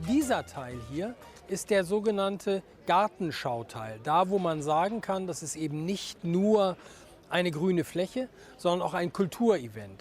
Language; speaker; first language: German; native; German